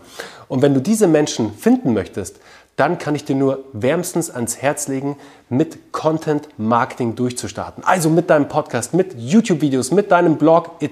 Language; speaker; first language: German; native; German